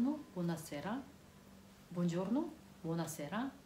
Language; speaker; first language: Italian; non-native, learner; Korean